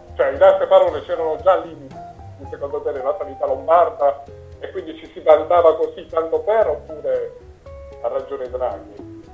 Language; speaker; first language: Italian; native; Italian